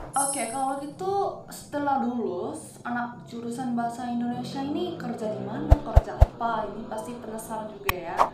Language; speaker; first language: Indonesian; non-native, fluent; Korean